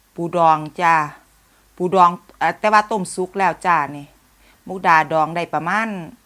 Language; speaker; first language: Thai; native; Thai